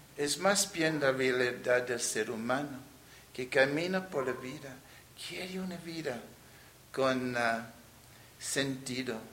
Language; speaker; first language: Spanish; non-native, fluent; English